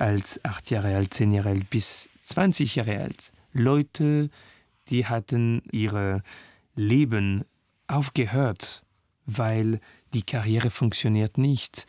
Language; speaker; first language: German; non-native, learner; French